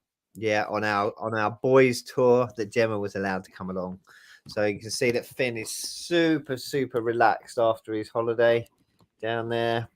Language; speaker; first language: English; native; English